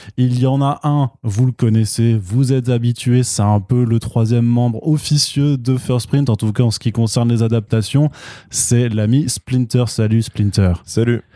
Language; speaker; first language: French; native; French